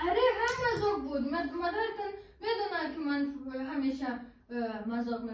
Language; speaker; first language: Persian; non-native, learner; German